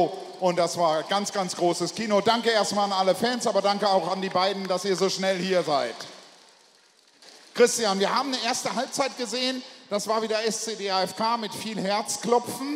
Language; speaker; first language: German; native; German